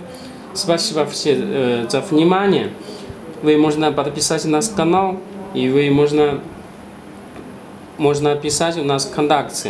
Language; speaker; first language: Russian; non-native, learner; Chinese